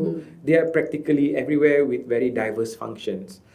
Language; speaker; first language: English; non-native, local second language; Malay